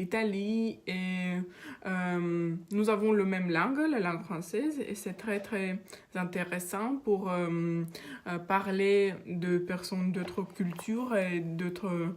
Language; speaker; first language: French; non-native, learner; Russian